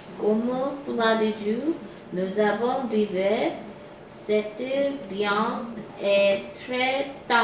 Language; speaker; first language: French; non-native, learner; Korean